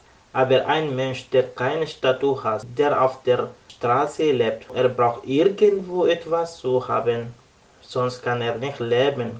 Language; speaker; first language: German; non-native, learner; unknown